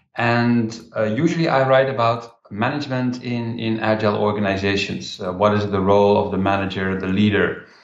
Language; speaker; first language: English; non-native, fluent; Dutch